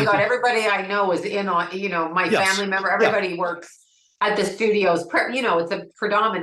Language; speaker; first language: English; native; English